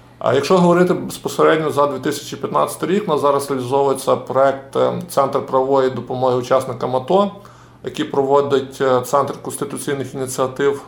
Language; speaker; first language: Ukrainian; native; Ukrainian